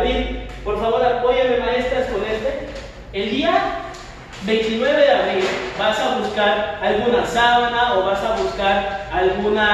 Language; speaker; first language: Spanish; native; Spanish